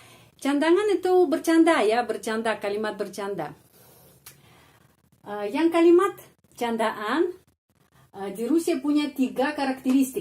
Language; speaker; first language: Indonesian; non-native, fluent; Russian